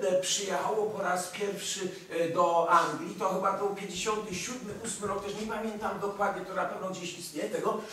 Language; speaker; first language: Polish; early bilingual, heritage; Polish